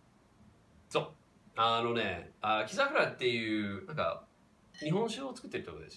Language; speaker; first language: Japanese; non-native, fluent; English